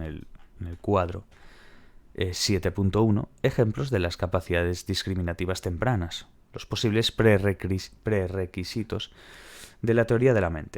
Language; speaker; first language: Spanish; native; Spanish